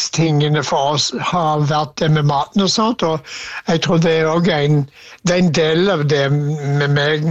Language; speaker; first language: Norwegian; non-native, fluent; English